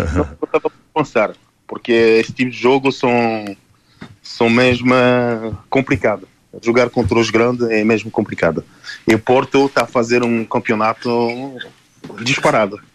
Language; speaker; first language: Portuguese; non-native, learner; French